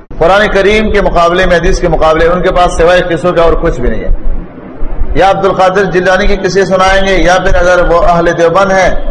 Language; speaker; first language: Urdu; non-native, local second language; Pashto